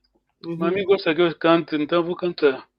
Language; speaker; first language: Portuguese; non-native, local second language; Kongo